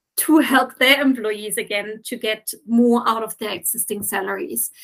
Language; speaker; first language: English; non-native, fluent; German